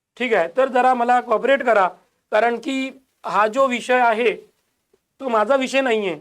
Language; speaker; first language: Marathi; non-native, local second language; Hindi